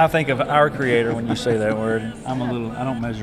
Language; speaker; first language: English; native; English